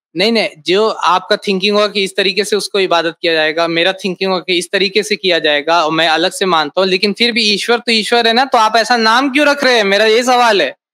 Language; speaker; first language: Hindi; native; Hindi